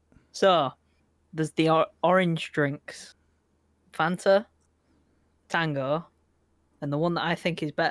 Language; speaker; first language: English; native; English